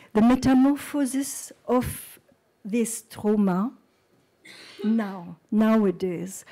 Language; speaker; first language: English; non-native, fluent; French